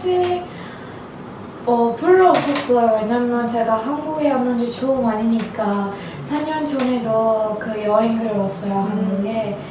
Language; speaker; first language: Korean; non-native, learner; Turkish